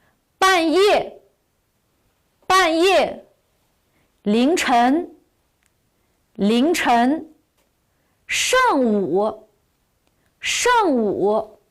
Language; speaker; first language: Chinese; non-native, local second language; Uyghur